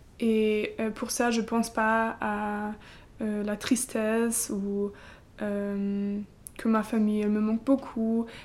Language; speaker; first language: French; non-native, learner; German